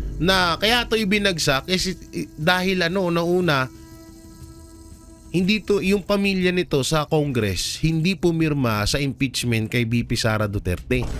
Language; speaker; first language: Filipino; native; Filipino